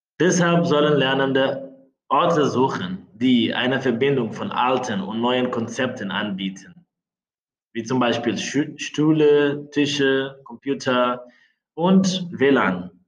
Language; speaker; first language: German; non-native, fluent; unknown